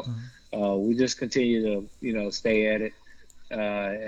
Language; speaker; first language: English; native; English